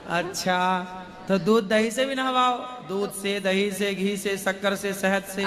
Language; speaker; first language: Hindi; native; Hindi